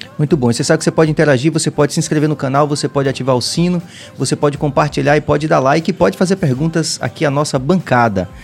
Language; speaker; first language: Portuguese; native; Portuguese